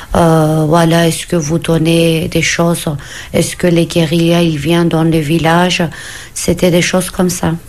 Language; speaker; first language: French; non-native, fluent; Kurdish